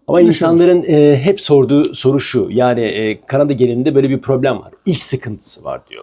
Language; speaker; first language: Turkish; native; Turkish